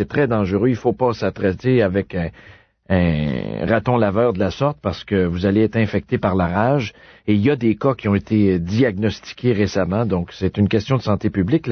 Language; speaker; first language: French; native; French